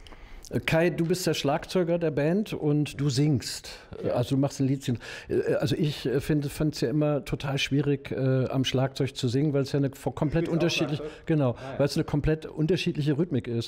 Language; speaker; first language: German; native; German